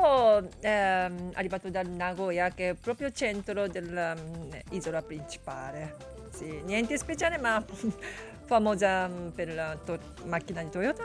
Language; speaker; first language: Italian; non-native, learner; Japanese